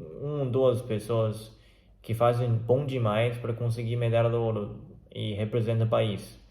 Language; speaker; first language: Portuguese; non-native, learner; Chinese